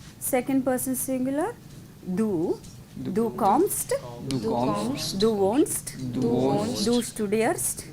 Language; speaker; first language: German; non-native, fluent; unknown